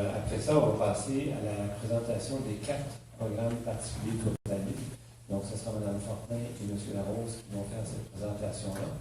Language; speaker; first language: French; native; French